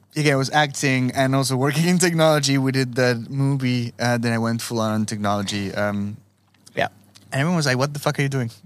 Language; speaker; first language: English; non-native, fluent; Spanish